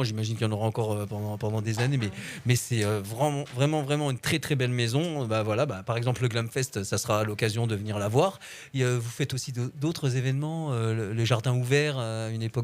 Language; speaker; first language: French; native; French